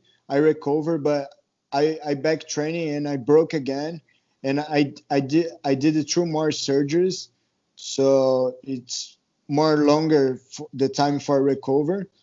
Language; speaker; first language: English; non-native, learner; Portuguese